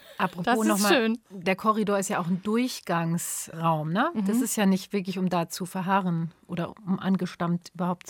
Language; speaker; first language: German; native; German